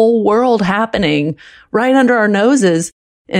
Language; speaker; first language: English; early bilingual, other home language; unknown